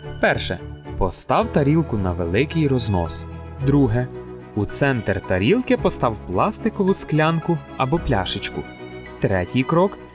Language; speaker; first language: Ukrainian; native; Ukrainian